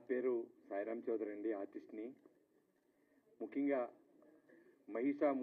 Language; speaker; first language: Telugu; native; Telugu